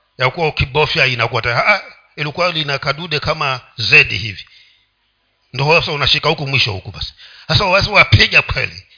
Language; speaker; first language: Swahili; non-native, local second language; Giryama